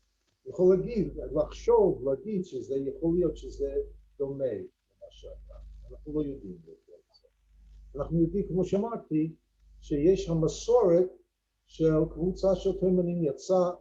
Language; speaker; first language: Hebrew; non-native, fluent; English